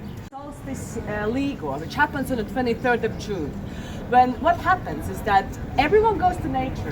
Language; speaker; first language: English; non-native, fluent; Latvian